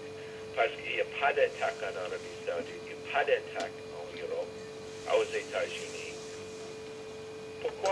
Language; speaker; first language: French; non-native, fluent; English